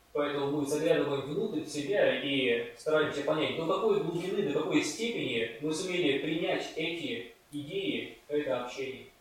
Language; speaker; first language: Russian; native; Russian